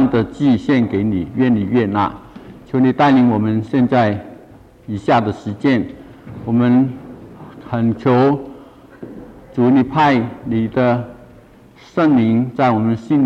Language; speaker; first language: Chinese; non-native, local second language; Cantonese